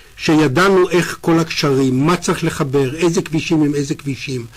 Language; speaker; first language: Hebrew; native; Hebrew